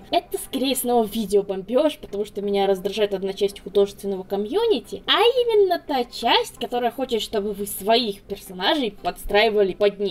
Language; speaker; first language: Russian; native; Russian